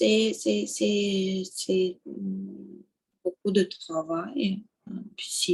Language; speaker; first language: French; non-native, learner; Russian